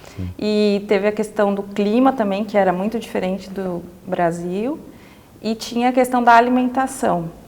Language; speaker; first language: Portuguese; native; Portuguese